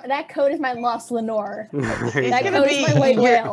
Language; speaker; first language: English; native; English